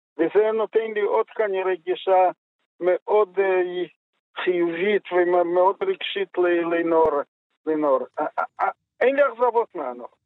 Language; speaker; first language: Hebrew; non-native, fluent; Yiddish